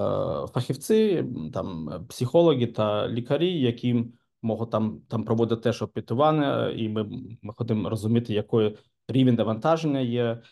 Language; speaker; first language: Ukrainian; non-native, local second language; Russian